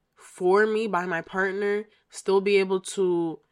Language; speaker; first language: English; native; English